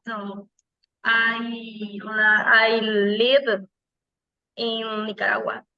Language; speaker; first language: English; non-native, learner; Spanish